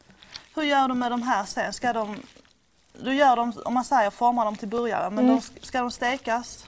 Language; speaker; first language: Swedish; native; Swedish